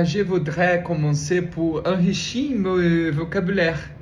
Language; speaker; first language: French; non-native, learner; Portuguese